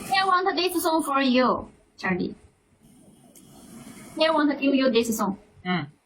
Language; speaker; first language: English; non-native, learner; Thai